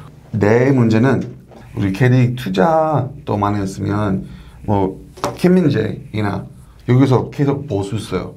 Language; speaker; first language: Korean; non-native, learner; English